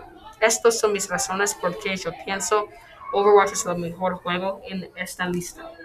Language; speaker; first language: Spanish; non-native, learner; English